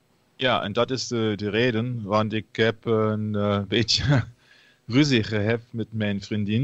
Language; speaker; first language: Dutch; non-native, learner; German